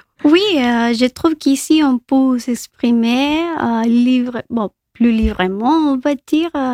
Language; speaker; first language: French; non-native, fluent; Spanish